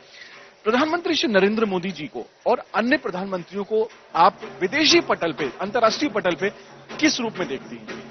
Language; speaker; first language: Hindi; native; Hindi